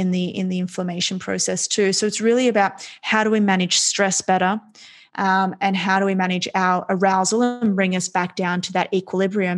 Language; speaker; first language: English; native; English